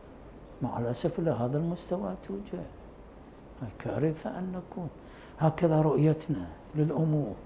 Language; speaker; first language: Arabic; native; Arabic